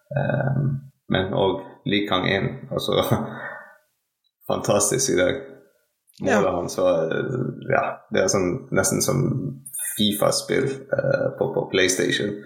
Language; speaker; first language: Norwegian; non-native, fluent; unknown